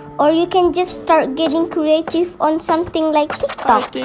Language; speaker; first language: English; non-native, local second language; Malay